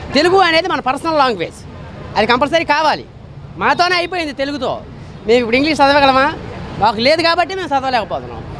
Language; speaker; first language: Telugu; native; Telugu